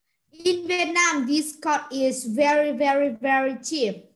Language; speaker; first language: English; non-native, learner; Vietnamese